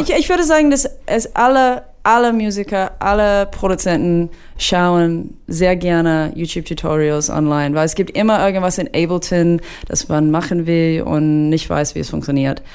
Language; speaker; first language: German; non-native, fluent; English